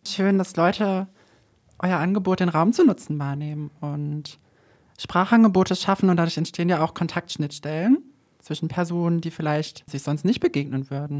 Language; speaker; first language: German; native; German